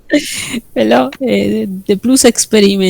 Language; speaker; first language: French; non-native, fluent; Spanish